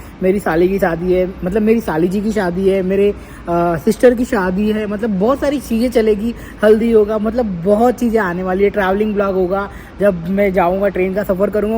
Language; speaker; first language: Hindi; native; Hindi